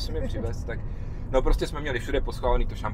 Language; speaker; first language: Czech; native; Czech